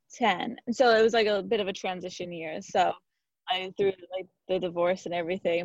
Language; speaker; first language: English; native; English